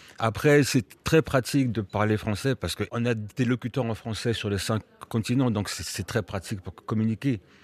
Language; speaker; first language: French; early bilingual, other home language; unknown